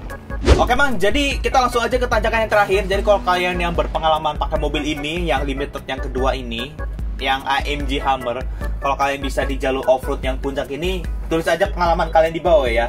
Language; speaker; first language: Indonesian; native; Indonesian